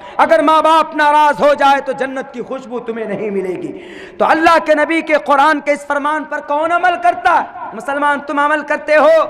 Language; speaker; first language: Urdu; native; Urdu